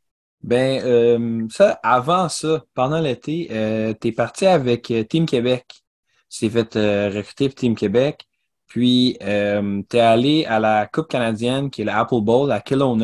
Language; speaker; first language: French; native; French